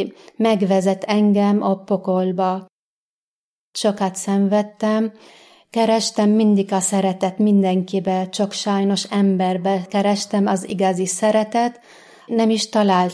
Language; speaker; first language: Hungarian; non-native, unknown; Arabic